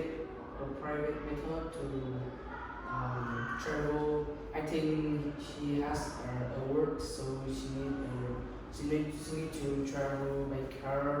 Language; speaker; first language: English; non-native, learner; Vietnamese